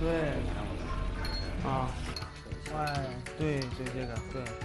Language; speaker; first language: Chinese; non-native, learner; Azerbaijani